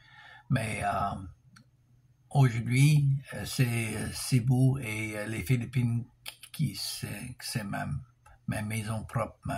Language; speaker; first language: French; non-native, local second language; English